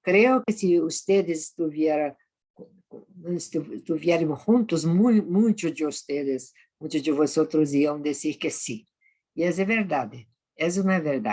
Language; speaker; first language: Spanish; non-native, fluent; Portuguese